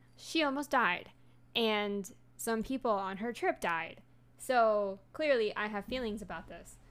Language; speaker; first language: English; early bilingual, other home language; Spanish